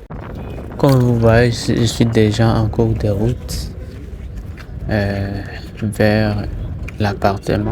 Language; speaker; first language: French; non-native, local second language; Rundi